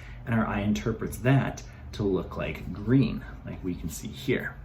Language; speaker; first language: English; native; English